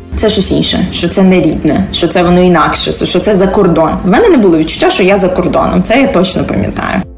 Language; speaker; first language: Ukrainian; early bilingual, heritage; Ukrainian